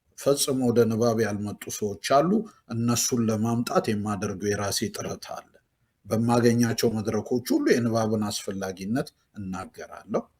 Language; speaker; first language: Amharic; native; Amharic